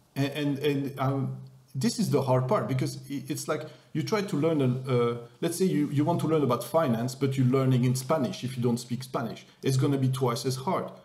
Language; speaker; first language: English; non-native, fluent; French